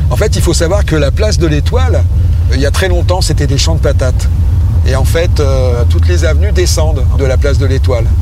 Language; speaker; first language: French; native; French